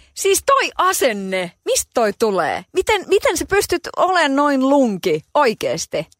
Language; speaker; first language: Finnish; native; Finnish